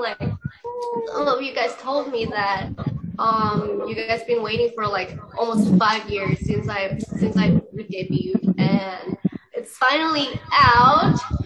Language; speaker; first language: English; non-native, fluent; Thai